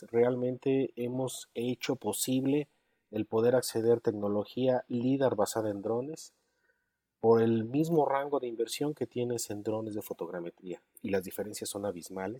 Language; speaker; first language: Spanish; native; Spanish